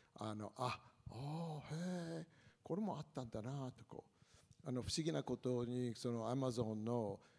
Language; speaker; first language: Japanese; non-native, fluent; English